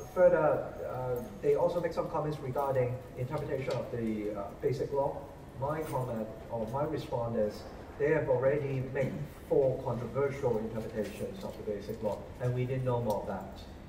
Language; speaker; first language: English; non-native, local second language; Cantonese